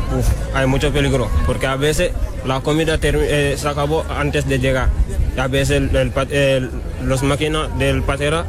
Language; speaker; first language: Spanish; non-native, learner; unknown